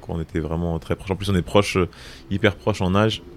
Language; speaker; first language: French; native; French